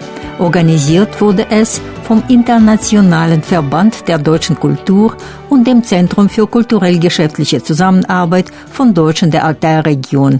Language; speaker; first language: German; non-native, fluent; Russian